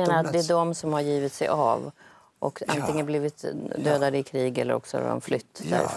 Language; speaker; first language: Swedish; native; Swedish